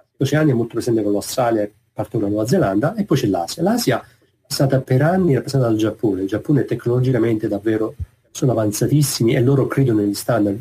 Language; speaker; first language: Italian; native; Italian